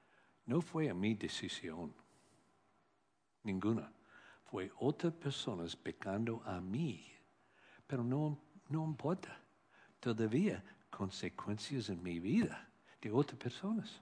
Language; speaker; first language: Spanish; non-native, learner; English